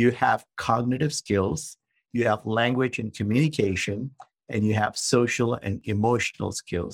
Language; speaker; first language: English; non-native, local second language; Tamil